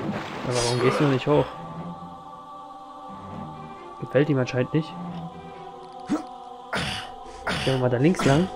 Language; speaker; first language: German; native; German